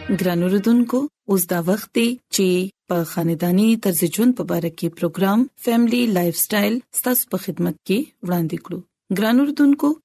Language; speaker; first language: Pashto; non-native, local second language; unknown